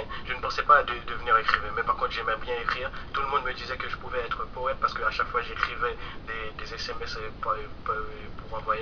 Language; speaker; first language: French; non-native, local second language; Haitian Creole